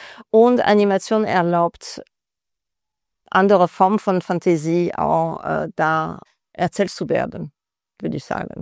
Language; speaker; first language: German; non-native, fluent; French